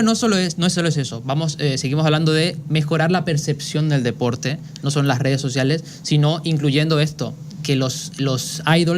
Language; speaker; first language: Spanish; native; Spanish